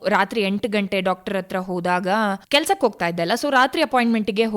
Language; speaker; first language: Kannada; non-native, local second language; Tulu